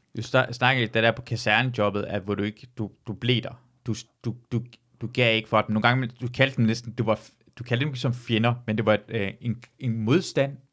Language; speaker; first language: Danish; early bilingual, other home language; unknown